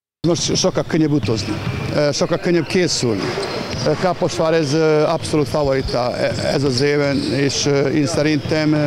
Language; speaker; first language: Hungarian; non-native, learner; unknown